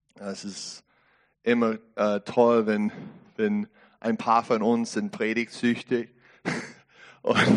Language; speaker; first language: German; non-native, learner; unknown